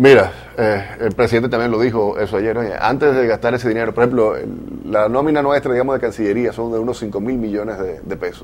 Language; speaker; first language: Spanish; native; Spanish